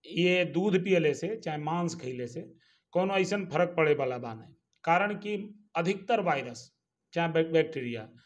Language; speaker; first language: Hindi; native; Hindi